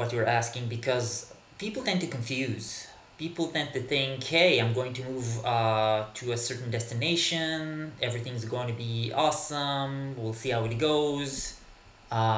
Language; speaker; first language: English; non-native, fluent; Hebrew